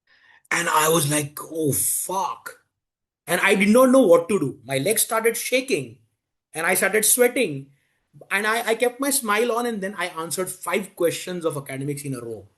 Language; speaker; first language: English; non-native, local second language; Hindi